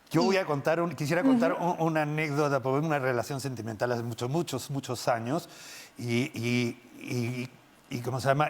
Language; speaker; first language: Spanish; native; Spanish